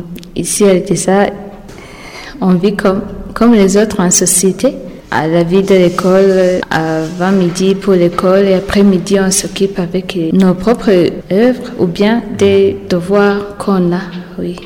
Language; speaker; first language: French; non-native, local second language; Rundi